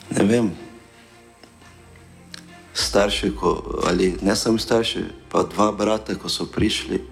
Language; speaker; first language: Slovenian; non-native, learner; Portuguese